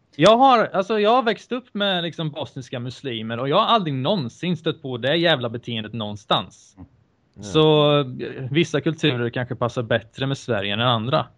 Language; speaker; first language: Swedish; early bilingual, other home language; Bosnian